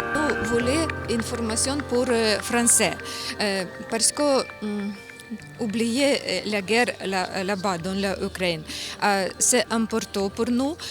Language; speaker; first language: French; non-native, learner; Ukrainian